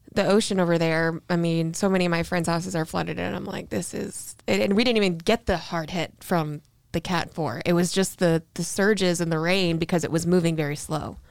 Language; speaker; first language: English; native; English